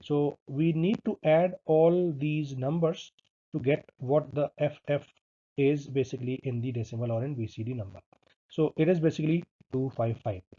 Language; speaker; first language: English; non-native, local second language; Hindi